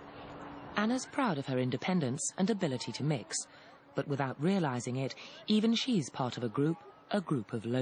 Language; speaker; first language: English; native; English